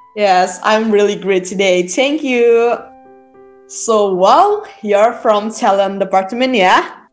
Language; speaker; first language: English; non-native, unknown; Indonesian